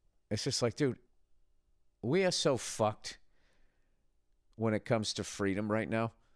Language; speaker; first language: English; native; English